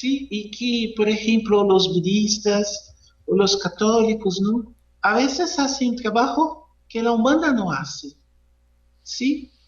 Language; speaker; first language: Spanish; non-native, learner; Portuguese